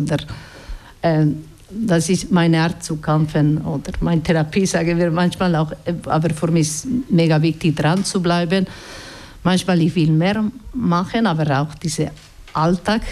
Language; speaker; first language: German; non-native, learner; Basque